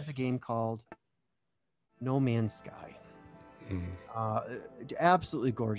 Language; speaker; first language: English; native; English